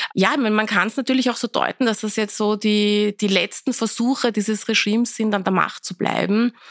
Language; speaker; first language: German; early bilingual, other home language; Persian